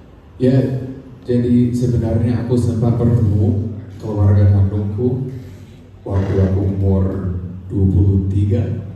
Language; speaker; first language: Indonesian; non-native, fluent; English